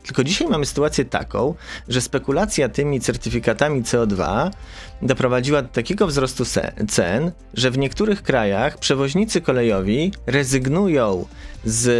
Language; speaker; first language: Polish; native; Polish